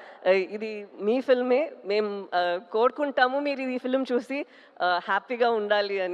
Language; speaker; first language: Telugu; non-native, fluent; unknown